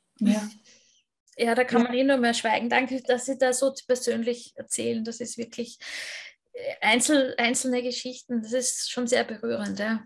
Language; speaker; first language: German; native; German